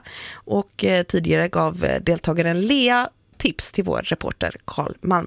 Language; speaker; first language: Swedish; native; Swedish